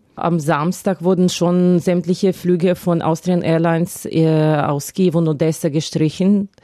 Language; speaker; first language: German; non-native, fluent; Ukrainian